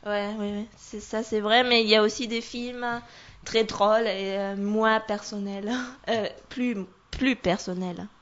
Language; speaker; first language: French; non-native, fluent; German